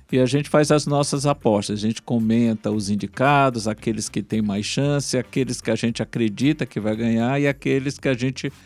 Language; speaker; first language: Portuguese; native; Portuguese